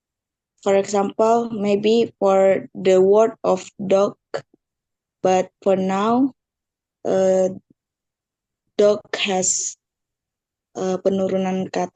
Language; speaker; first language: English; non-native, learner; Indonesian